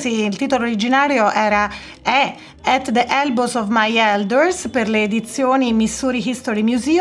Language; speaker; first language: Italian; native; Italian